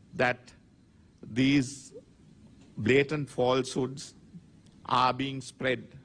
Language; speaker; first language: English; non-native, local second language; Sinhala